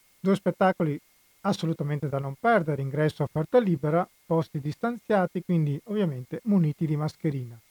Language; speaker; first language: Italian; native; Italian